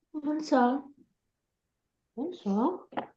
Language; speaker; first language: French; non-native, learner; Ukrainian